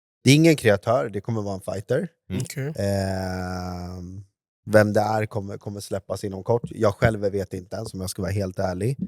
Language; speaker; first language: Swedish; native; Swedish